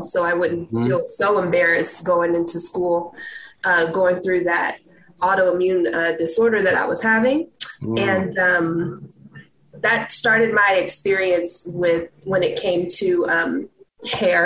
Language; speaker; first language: English; native; English